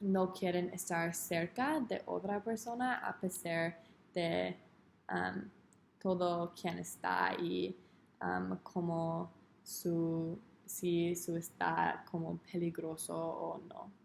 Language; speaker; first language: Spanish; non-native, learner; English